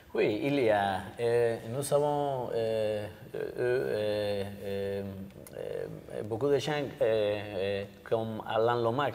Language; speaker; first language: French; non-native, learner; Basque